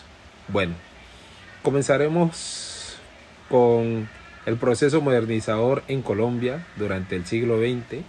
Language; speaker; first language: Spanish; native; Spanish